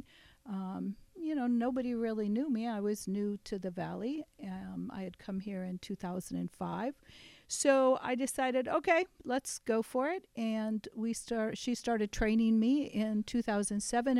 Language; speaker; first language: English; native; English